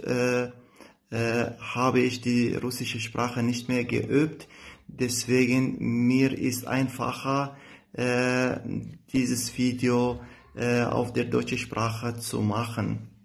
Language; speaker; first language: German; non-native, fluent; Arabic